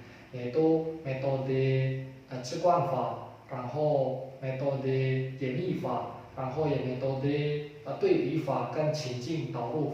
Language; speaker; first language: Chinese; non-native, fluent; Indonesian